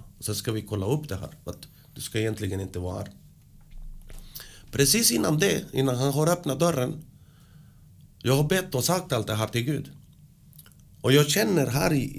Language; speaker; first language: Swedish; early bilingual, other home language; Spanish